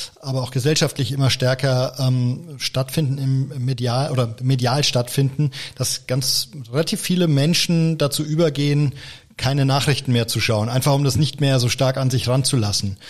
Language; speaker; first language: German; native; German